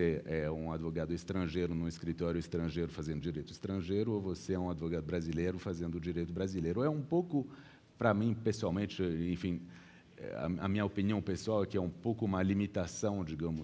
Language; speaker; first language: Portuguese; early bilingual, heritage; Portuguese